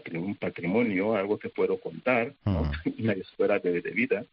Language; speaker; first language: Spanish; non-native, fluent; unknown